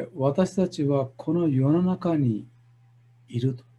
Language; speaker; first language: Japanese; non-native, fluent; Malayalam